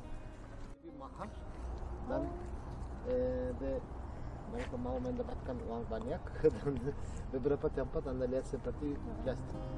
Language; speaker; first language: Indonesian; non-native, learner; Turkish